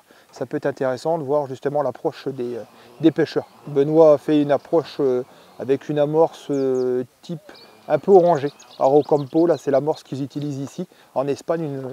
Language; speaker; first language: French; native; French